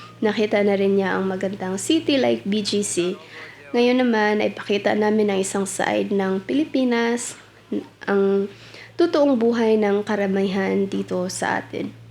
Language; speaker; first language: Filipino; native; Filipino